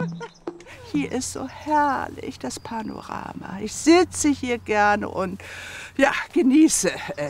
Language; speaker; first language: German; native; German